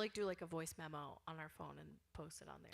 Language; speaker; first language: English; native; English